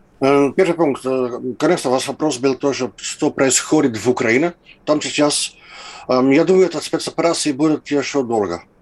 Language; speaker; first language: Russian; non-native, fluent; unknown